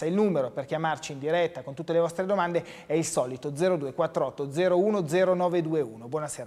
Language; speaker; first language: Italian; native; Italian